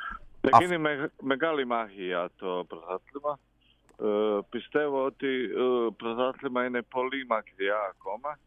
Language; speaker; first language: Greek; non-native, fluent; Croatian